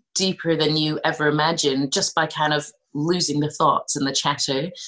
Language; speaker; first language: English; native; English